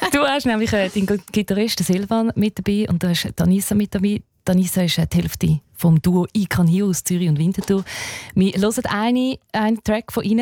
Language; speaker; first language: German; native; German